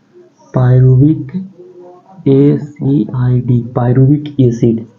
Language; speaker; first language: Hindi; native; Hindi